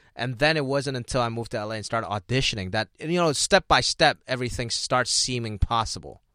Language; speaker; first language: English; non-native, local second language; Cantonese